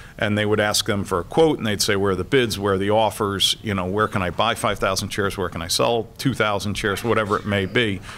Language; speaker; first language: English; native; English